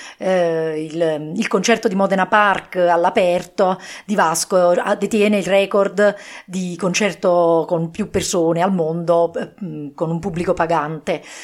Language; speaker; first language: Italian; native; Italian